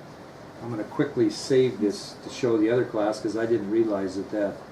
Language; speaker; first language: English; native; English